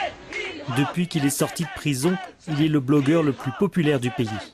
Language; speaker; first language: French; native; French